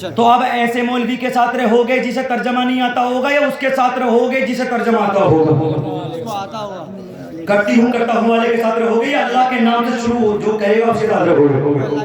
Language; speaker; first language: Urdu; native; Urdu